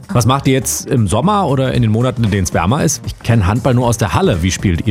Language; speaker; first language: German; native; German